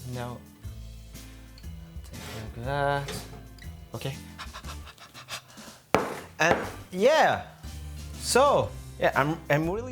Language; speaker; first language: English; non-native, learner; French